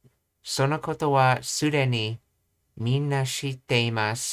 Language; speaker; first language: Japanese; non-native, learner; English